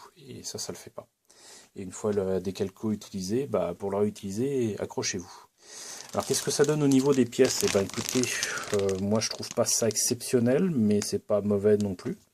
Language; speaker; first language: French; native; French